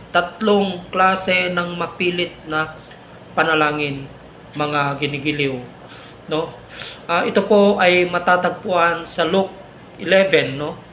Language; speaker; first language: Filipino; native; Filipino